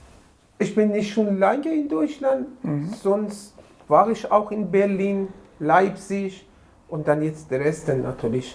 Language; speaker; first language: German; non-native, learner; Persian